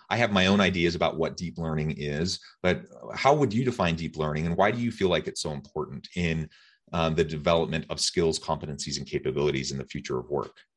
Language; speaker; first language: English; native; English